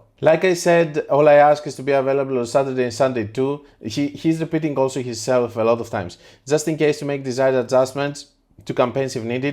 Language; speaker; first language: English; non-native, fluent; Greek